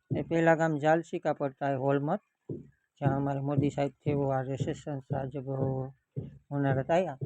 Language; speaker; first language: Hindi; non-native, local second language; Gujarati